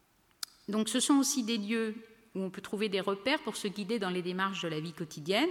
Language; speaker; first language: French; native; French